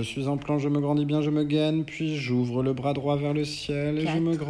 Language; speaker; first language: French; native; French